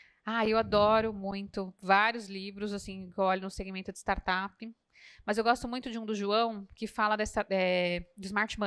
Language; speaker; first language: Portuguese; native; Portuguese